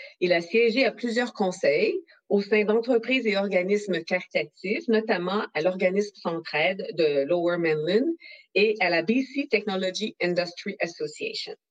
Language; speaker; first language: French; native; French